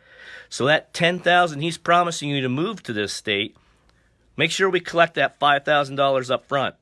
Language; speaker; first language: English; native; English